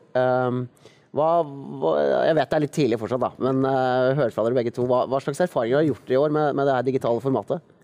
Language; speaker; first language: Norwegian; native; Norwegian